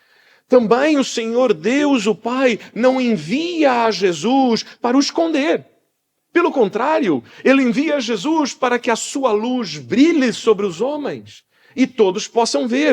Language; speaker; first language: Portuguese; native; Portuguese